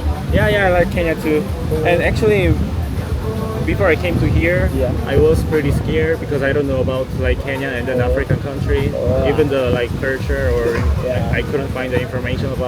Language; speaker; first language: English; non-native, learner; Korean